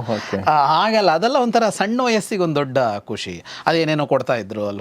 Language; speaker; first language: Kannada; native; Kannada